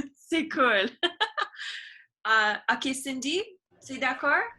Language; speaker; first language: French; non-native, learner; English